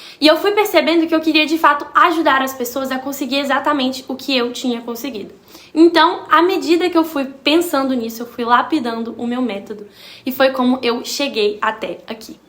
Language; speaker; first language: Portuguese; native; Portuguese